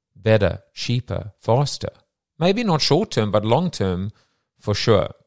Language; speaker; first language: English; native; English